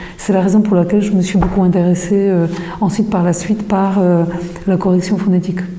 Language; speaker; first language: French; non-native, fluent; Polish